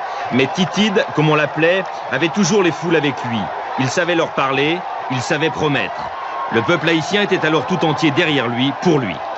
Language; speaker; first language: French; native; French